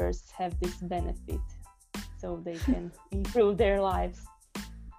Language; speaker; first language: English; non-native, fluent; Croatian